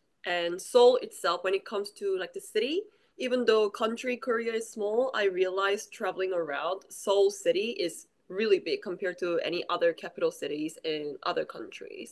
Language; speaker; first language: English; early bilingual, other home language; Korean